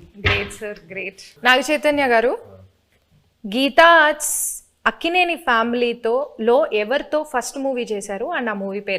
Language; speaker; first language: Telugu; native; Telugu